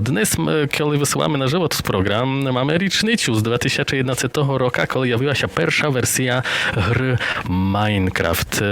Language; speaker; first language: Polish; non-native, local second language; Rusyn